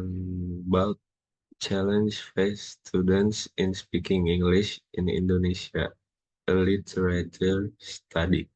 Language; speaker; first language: English; non-native, learner; Indonesian